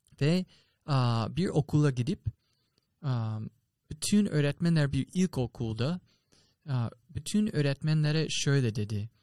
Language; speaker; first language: Turkish; non-native, fluent; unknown